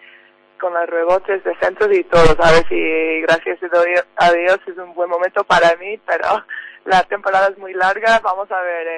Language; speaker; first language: Spanish; non-native, learner; English